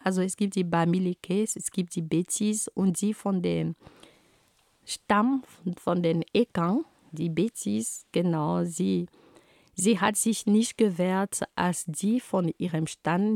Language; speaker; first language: German; non-native, fluent; Ghomala